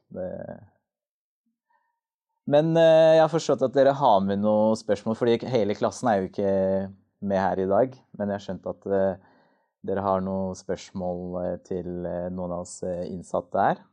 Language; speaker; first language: Norwegian; native; Norwegian